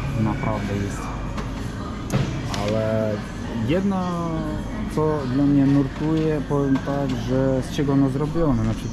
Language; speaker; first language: Polish; non-native, learner; Ukrainian